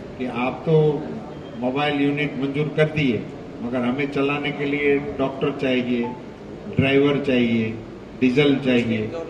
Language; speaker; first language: Hindi; non-native, local second language; Gujarati